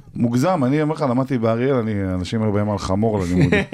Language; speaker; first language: Hebrew; native; Hebrew